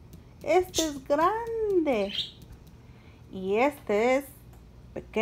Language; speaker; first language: Spanish; early bilingual, heritage; Spanish